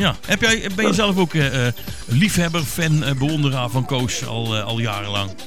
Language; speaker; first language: Dutch; native; Dutch